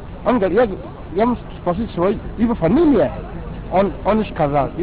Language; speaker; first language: Russian; non-native, learner; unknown